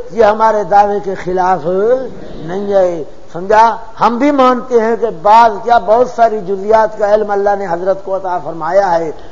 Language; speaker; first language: Urdu; non-native, local second language; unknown